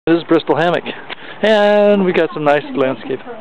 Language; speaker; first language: English; native; English